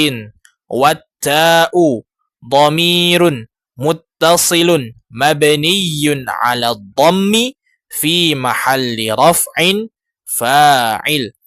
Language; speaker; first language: Arabic; non-native, fluent; Indonesian